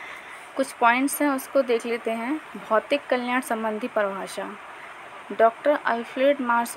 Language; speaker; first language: Hindi; native; Hindi